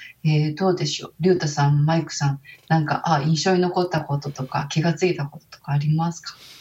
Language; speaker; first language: Japanese; native; Japanese